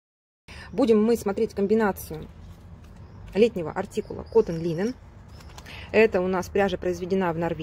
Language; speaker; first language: Russian; native; Russian